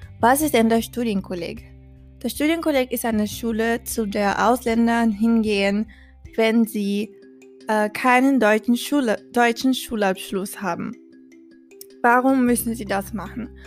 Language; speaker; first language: German; non-native, fluent; Portuguese